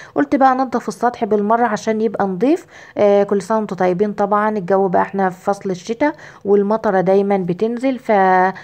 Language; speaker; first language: Arabic; native; Arabic